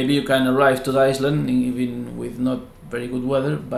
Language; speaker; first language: English; non-native, learner; Spanish